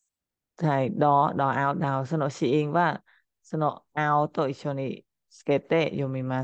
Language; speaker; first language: Japanese; non-native, fluent; Khmer